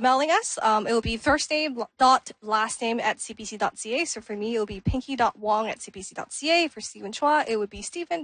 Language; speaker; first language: English; non-native, local second language; Cantonese